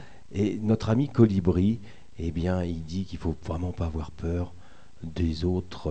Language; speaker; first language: French; native; French